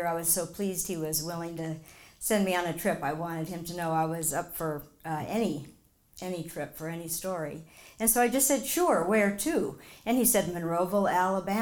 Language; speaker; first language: English; native; English